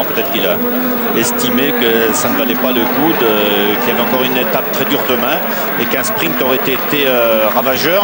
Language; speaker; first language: French; native; French